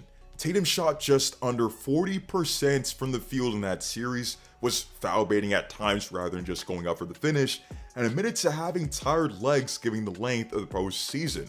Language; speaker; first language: English; native; English